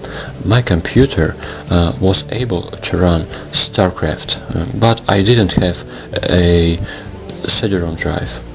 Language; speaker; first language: English; non-native, fluent; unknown